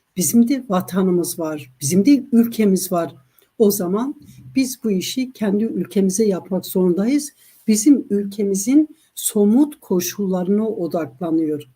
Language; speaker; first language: Turkish; non-native, local second language; Kurdish